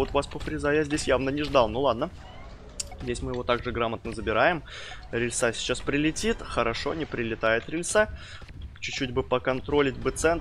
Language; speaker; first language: Russian; native; Russian